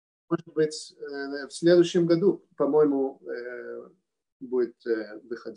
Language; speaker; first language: Russian; early bilingual, heritage; Russian